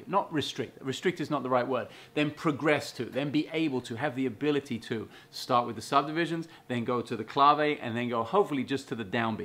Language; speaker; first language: English; native; English